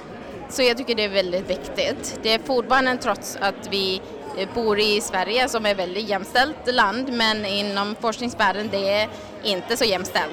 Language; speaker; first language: Swedish; non-native, fluent; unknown